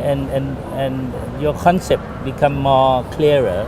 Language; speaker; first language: English; non-native, fluent; Thai